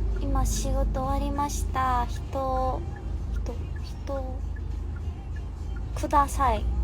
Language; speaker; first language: Japanese; non-native, learner; Korean